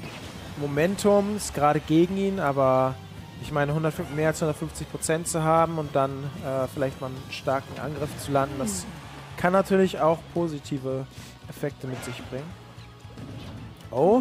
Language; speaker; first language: German; native; German